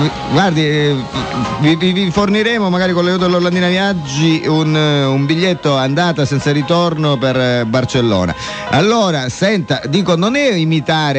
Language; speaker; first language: Italian; native; Italian